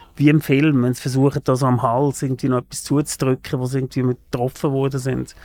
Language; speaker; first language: German; native; German